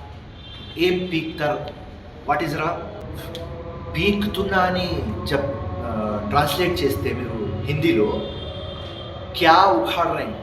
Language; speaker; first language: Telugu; non-native, local second language; Urdu